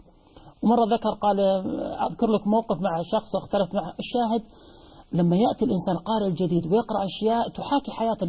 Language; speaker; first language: Arabic; native; Arabic